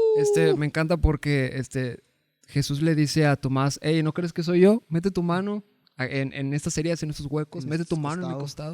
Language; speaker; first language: Spanish; native; Spanish